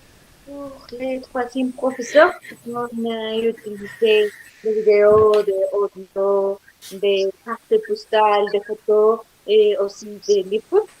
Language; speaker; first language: French; non-native, learner; Spanish